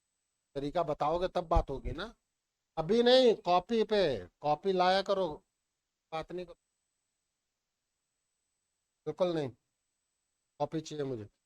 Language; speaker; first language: Hindi; native; Hindi